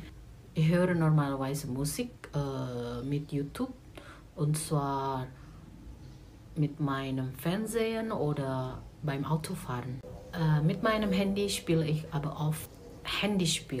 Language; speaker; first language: German; non-native, learner; Indonesian